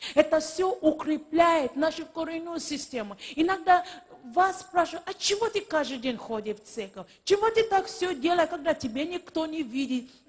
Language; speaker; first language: Russian; non-native, fluent; Yoruba